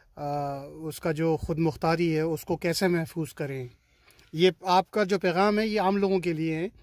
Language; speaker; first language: Urdu; native; Urdu